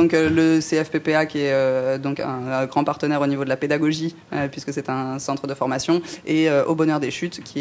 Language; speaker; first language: French; native; French